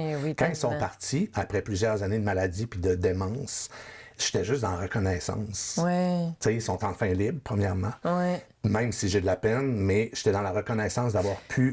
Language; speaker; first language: French; native; French